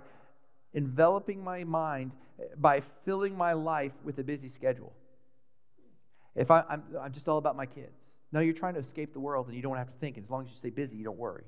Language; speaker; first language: English; native; English